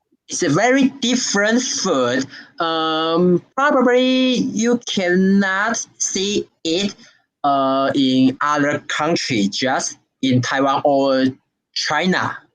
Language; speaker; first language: English; non-native, learner; Chinese